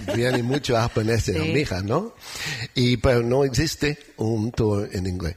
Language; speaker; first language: Spanish; non-native, learner; English